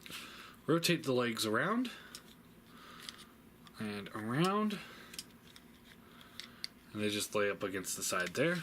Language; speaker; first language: English; native; English